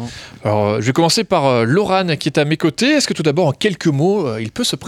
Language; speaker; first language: French; native; French